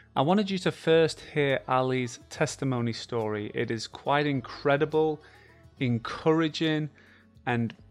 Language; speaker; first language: English; native; English